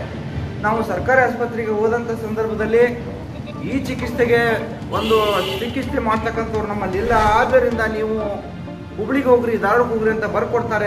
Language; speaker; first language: Kannada; native; Kannada